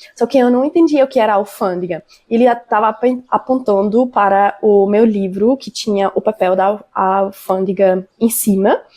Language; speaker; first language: Portuguese; non-native, fluent; German